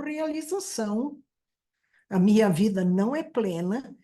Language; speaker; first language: Portuguese; native; Portuguese